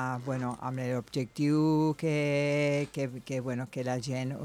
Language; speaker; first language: Catalan; non-native, local second language; Spanish